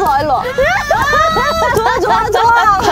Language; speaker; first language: Korean; native; Korean